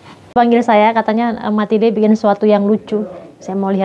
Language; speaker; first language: Indonesian; native; Indonesian